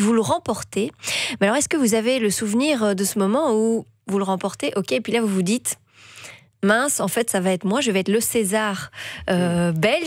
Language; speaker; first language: French; native; French